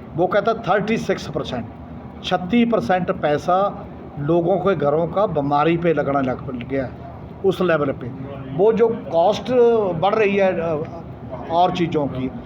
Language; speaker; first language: Hindi; non-native, local second language; Punjabi